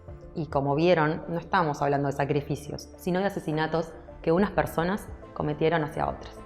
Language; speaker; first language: Spanish; native; Spanish